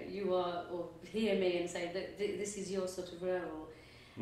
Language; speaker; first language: English; native; English